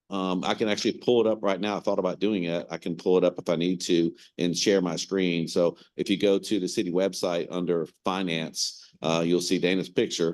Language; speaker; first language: English; native; English